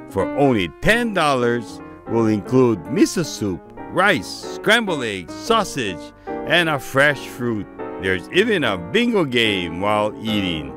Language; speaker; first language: English; native; English